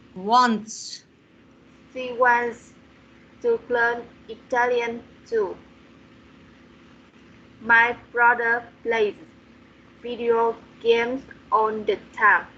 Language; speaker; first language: English; non-native, learner; Vietnamese